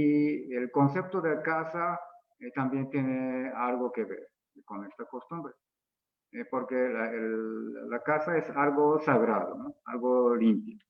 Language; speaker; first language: Spanish; non-native, fluent; Japanese